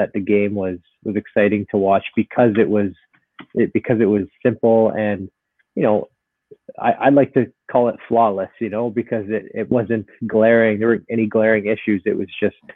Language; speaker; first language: English; native; English